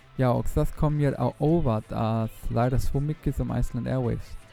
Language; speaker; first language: Icelandic; non-native, learner; German